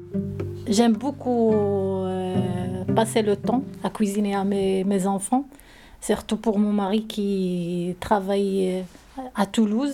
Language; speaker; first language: French; non-native, learner; Arabic